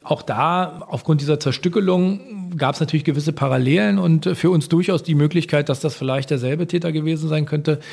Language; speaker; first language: German; native; German